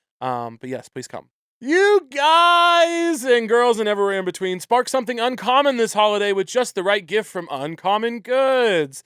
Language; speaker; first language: English; native; English